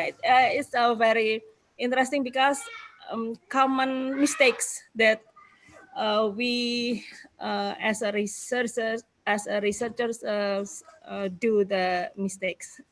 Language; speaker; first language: English; non-native, fluent; Indonesian